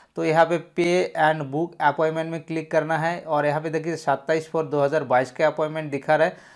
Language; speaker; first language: Hindi; non-native, local second language; Bangla